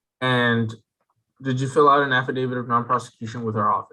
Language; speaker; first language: English; native; English